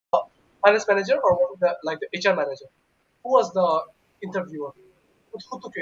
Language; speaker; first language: English; non-native, local second language; Bangla